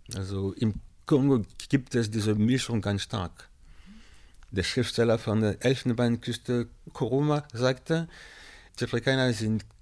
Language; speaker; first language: German; non-native, fluent; French